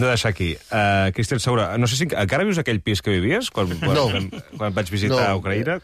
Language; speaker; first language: Catalan; native; Catalan